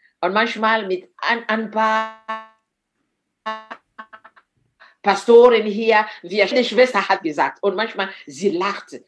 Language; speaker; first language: German; non-native, fluent; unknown